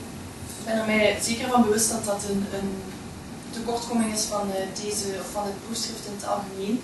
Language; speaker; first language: Dutch; native; Dutch